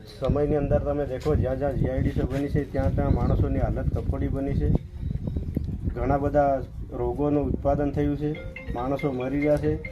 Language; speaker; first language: Gujarati; non-native, local second language; Bhili